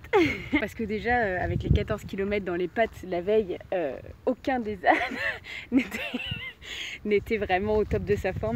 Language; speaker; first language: French; native; French